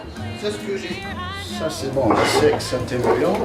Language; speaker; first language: French; non-native, learner; Arabic